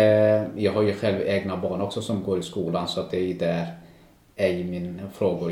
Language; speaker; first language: Swedish; non-native, local second language; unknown